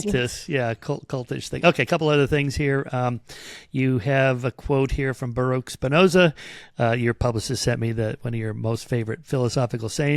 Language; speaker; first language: English; native; English